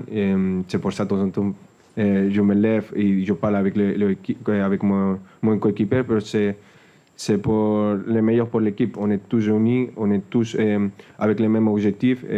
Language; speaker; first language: French; non-native, fluent; Spanish